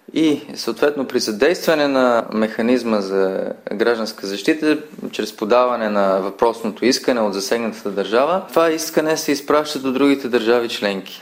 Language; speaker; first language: Bulgarian; native; Bulgarian